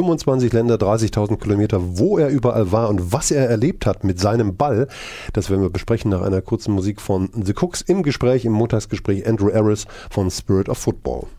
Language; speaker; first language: German; native; German